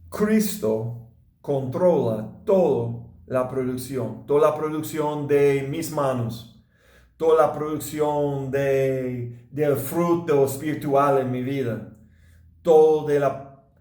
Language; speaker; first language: Spanish; non-native, learner; English